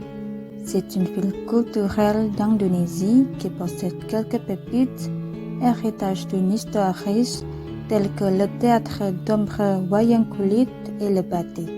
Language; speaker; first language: French; non-native, learner; Indonesian